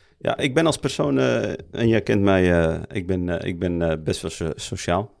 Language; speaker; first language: Dutch; early bilingual, other home language; Arabic